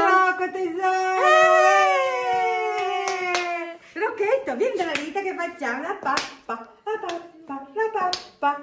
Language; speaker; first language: Italian; native; Italian